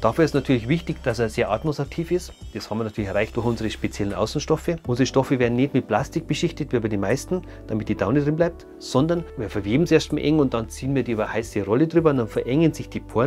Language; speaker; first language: German; native; German